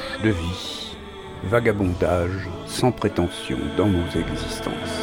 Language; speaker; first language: French; native; French